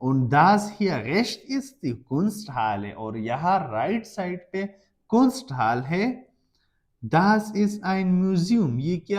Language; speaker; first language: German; non-native, learner; Urdu